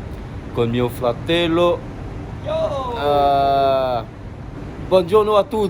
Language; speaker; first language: Italian; non-native, learner; French